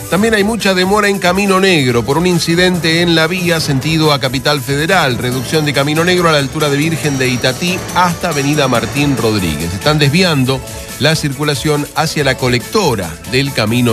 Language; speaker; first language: Spanish; native; Spanish